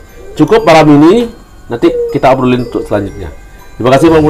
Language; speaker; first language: Indonesian; native; Indonesian